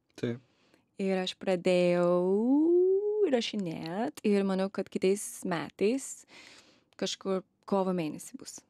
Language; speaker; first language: Lithuanian; early bilingual, other home language; English